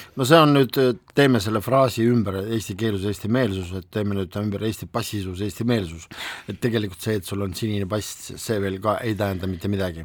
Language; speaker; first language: Estonian; non-native, local second language; Russian